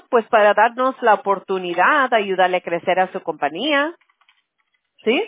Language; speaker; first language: Spanish; early bilingual, heritage; Spanish